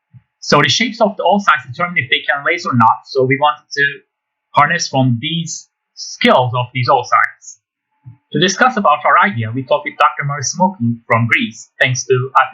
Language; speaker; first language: English; non-native, fluent; Turkish